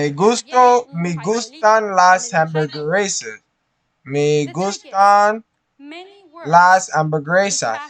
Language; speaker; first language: Spanish; non-native, learner; English